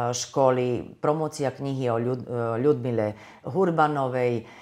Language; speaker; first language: Slovak; native; Slovak